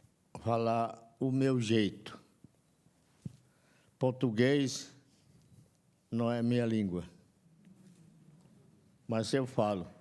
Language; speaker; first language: Portuguese; non-native, local second language; Yanomámi